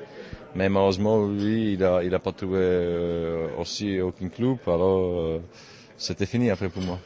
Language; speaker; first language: French; non-native, fluent; Czech